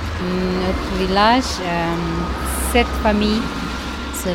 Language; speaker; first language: French; non-native, learner; Tibetan